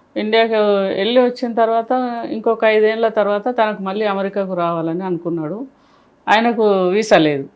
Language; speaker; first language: Telugu; native; Telugu